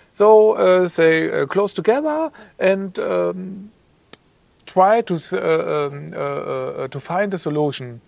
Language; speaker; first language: English; non-native, learner; German